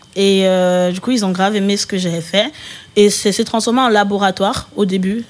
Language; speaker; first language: French; early bilingual, other home language; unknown